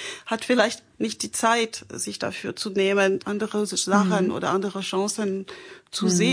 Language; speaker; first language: German; non-native, fluent; French